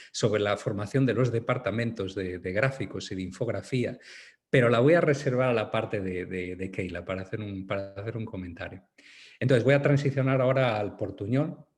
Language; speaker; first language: Spanish; native; Spanish